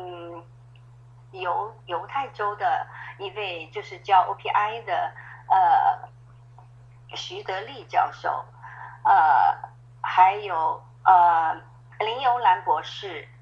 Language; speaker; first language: Chinese; native; Chinese